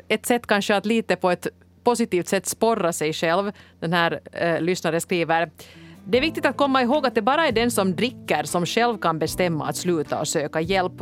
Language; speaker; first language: Swedish; native; Swedish